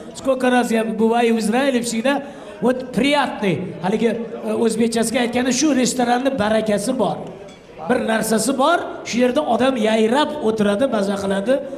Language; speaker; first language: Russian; non-native, local second language; Uzbek